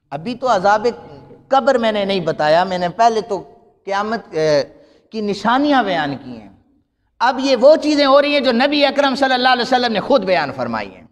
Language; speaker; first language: Hindi; native; Hindi